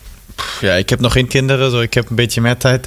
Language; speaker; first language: Dutch; non-native, fluent; German